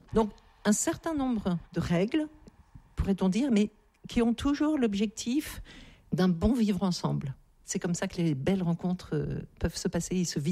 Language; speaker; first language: French; native; French